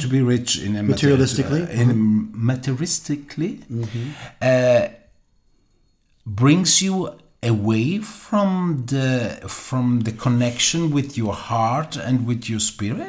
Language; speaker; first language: English; non-native, learner; German